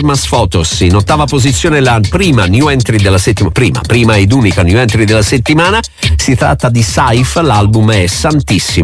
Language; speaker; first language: Italian; native; Italian